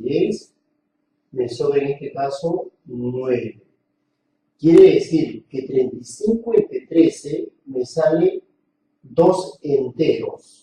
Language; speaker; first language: Spanish; native; Spanish